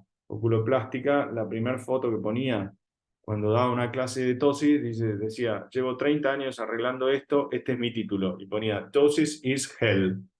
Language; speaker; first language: Spanish; native; Spanish